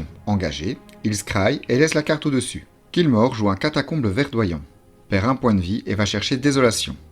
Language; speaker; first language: French; native; French